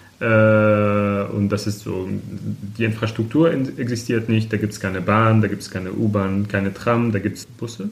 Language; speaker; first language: German; non-native, fluent; Arabic